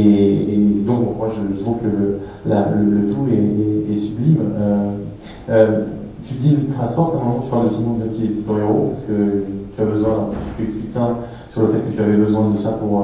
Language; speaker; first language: French; native; French